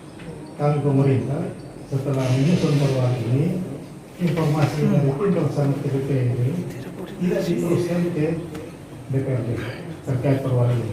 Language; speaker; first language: Indonesian; native; Indonesian